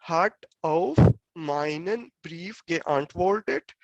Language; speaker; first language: German; non-native, fluent; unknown